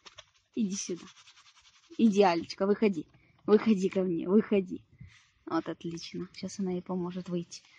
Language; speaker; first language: Russian; native; Russian